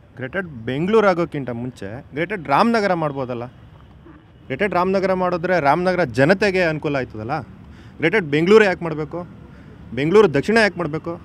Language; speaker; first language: Kannada; native; Kannada